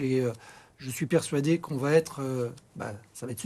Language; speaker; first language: French; native; French